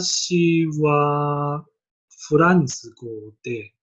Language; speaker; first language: Japanese; non-native, learner; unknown